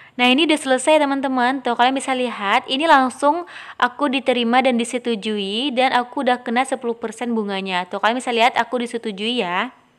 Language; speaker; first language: Indonesian; non-native, local second language; Minangkabau